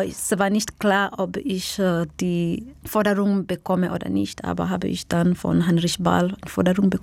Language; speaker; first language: German; non-native, learner; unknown